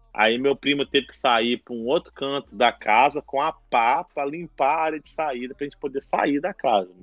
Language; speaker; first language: Portuguese; native; Portuguese